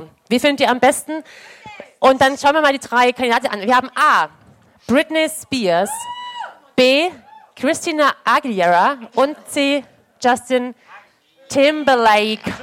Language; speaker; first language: German; native; German